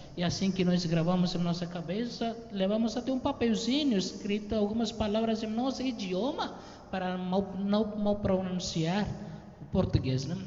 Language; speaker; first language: Portuguese; non-native, fluent; Tamil